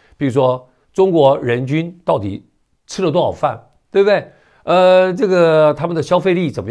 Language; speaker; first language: Chinese; native; Chinese